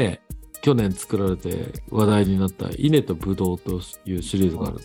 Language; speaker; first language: Japanese; native; Japanese